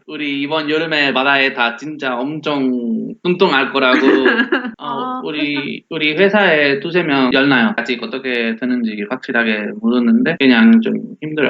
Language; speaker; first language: Korean; non-native, learner; Spanish